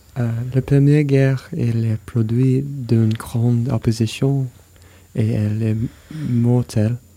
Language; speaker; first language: French; non-native, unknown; English